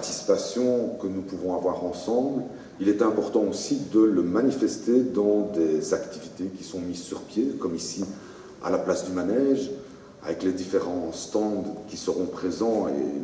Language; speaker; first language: French; native; French